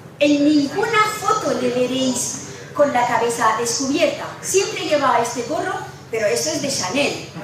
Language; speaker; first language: Spanish; non-native, fluent; Persian